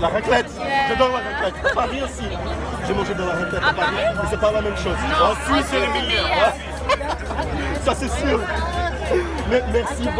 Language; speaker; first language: French; non-native, fluent; Portuguese